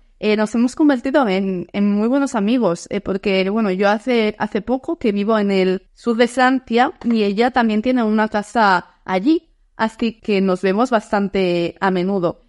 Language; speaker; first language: Spanish; non-native, fluent; Dutch